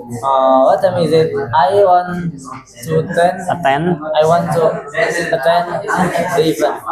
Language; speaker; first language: English; non-native, learner; Indonesian